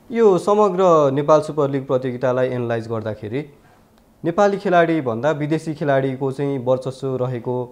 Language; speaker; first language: Nepali; native; Nepali